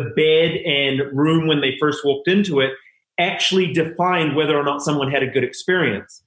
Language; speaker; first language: English; native; English